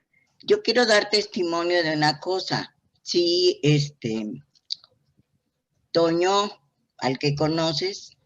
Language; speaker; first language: Spanish; native; Spanish